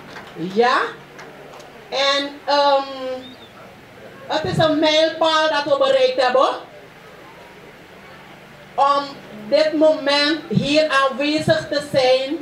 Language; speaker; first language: Dutch; non-native, local second language; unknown